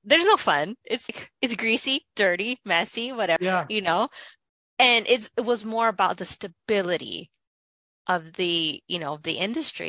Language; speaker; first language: English; native; English